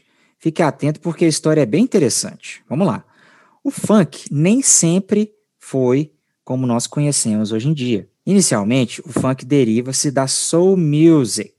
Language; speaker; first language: Portuguese; native; Portuguese